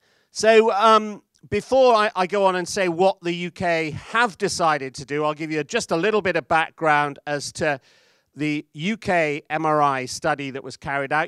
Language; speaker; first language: English; native; English